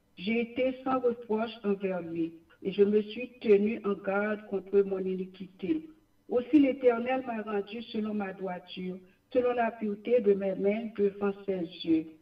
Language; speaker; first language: French; non-native, local second language; Haitian Creole